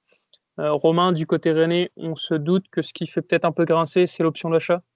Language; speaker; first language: French; native; French